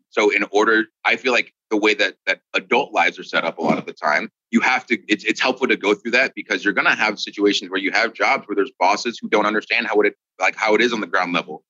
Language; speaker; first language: English; native; English